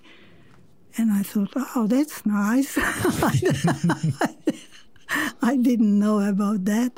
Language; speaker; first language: English; non-native, fluent; Slovak